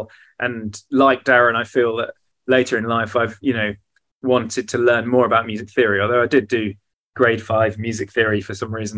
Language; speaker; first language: English; native; English